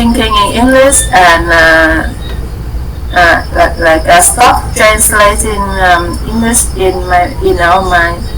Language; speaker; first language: English; non-native, learner; Vietnamese